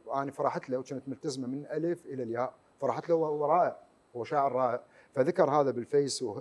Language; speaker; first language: Arabic; native; Arabic